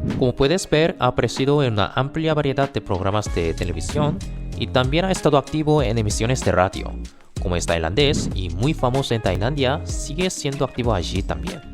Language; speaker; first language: Spanish; non-native, fluent; Korean